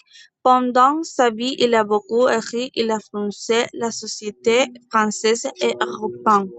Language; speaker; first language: French; non-native, learner; Spanish